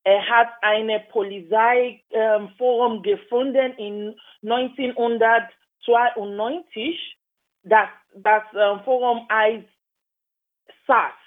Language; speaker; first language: German; non-native, learner; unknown